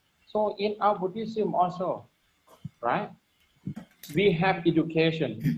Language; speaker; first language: English; non-native, learner; Lao